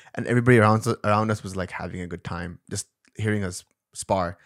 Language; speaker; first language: English; non-native, local second language; Urdu